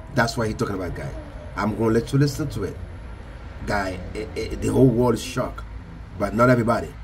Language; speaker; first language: English; non-native, fluent; Haitian Creole